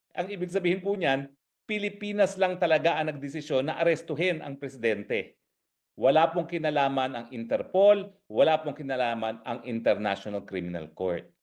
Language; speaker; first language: Filipino; native; Filipino